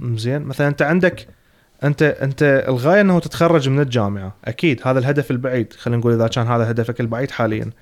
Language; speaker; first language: Arabic; native; Arabic